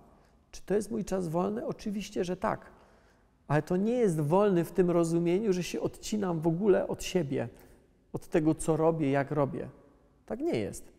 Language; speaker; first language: Polish; native; Polish